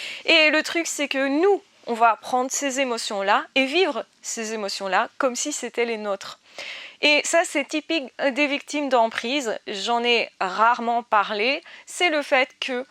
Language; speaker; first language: French; native; French